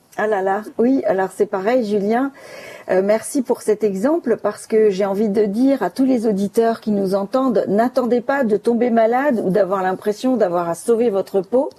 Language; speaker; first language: French; native; French